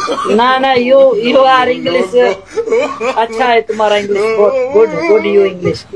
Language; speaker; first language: English; non-native, learner; Urdu